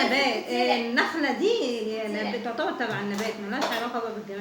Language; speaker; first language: Egyptian Arabic; native; Egyptian Arabic